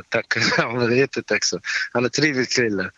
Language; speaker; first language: Swedish; non-native, learner; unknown